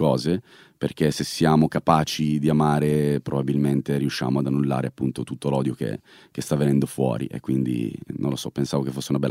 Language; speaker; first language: Italian; native; Italian